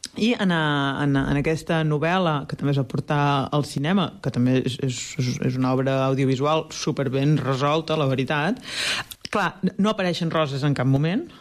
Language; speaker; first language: Catalan; native; Catalan